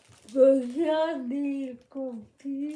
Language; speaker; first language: French; non-native, learner; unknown